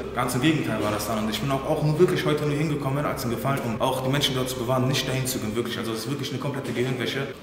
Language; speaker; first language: German; early bilingual, other home language; Kurdish